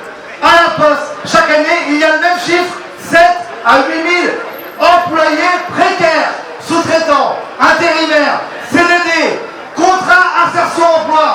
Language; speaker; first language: French; native; French